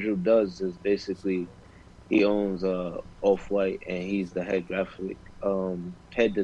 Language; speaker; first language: English; native; English